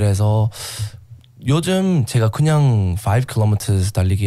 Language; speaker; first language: Korean; non-native, learner; English